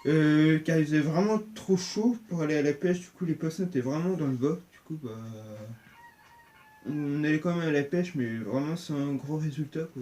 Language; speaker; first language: French; native; French